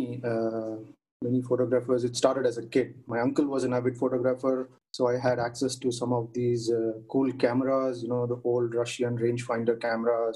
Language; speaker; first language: English; non-native, local second language; Tamil